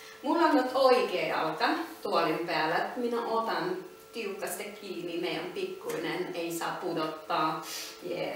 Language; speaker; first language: Finnish; non-native, learner; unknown